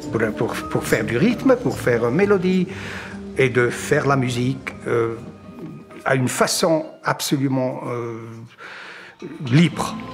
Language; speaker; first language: French; non-native, local second language; German